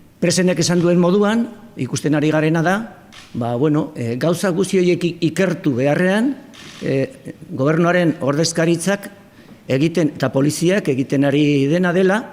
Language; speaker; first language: Basque; non-native, local second language; Spanish